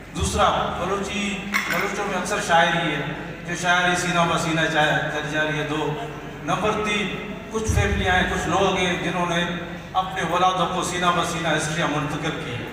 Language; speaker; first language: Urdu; non-native, local second language; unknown